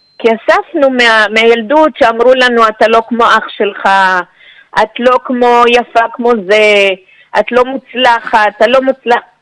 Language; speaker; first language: Hebrew; native; Hebrew